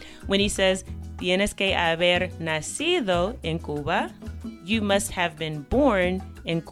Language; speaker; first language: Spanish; non-native, fluent; English